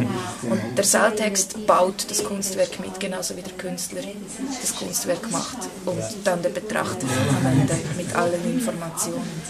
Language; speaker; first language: German; non-native, fluent; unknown